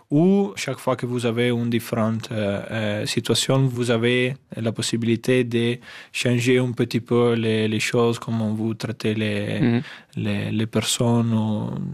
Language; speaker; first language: French; non-native, fluent; Italian